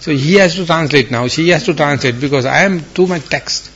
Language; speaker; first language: English; non-native, local second language; Sinhala